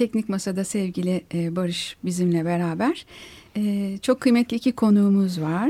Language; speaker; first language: Turkish; native; Turkish